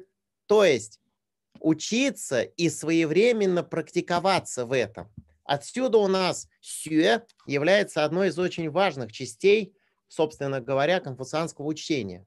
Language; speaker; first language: Russian; native; Russian